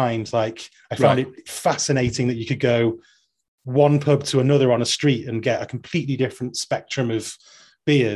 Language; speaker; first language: English; native; English